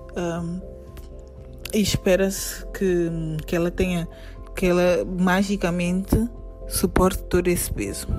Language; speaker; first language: Portuguese; native; Portuguese